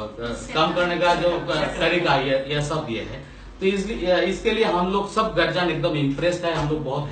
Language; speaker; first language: Hindi; non-native, local second language; Bangla